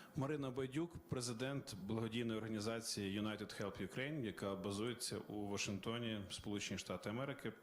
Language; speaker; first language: Ukrainian; native; Ukrainian